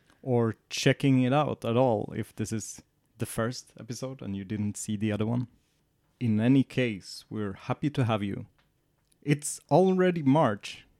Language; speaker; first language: English; non-native, fluent; Swedish